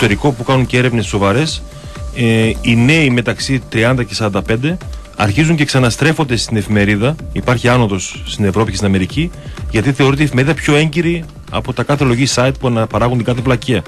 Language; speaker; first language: Greek; native; Greek